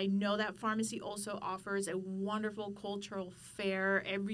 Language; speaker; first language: English; non-native, fluent; Spanish